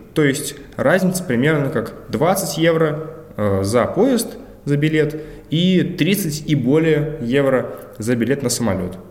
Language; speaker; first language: Russian; native; Russian